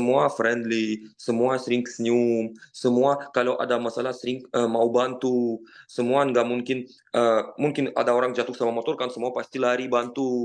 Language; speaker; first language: Indonesian; non-native, fluent; Russian